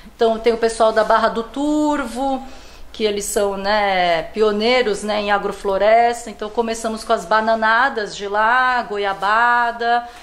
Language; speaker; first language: Portuguese; early bilingual, other home language; Korean